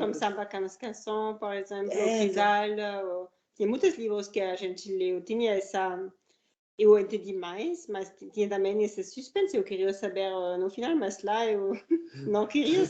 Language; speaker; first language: Portuguese; non-native, learner; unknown